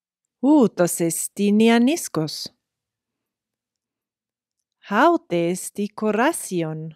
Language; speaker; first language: Greek; non-native, fluent; English